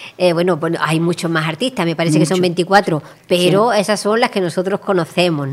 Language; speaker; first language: Spanish; native; Spanish